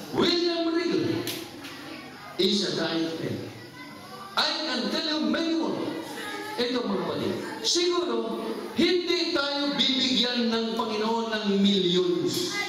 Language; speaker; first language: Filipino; non-native, local second language; Cebuano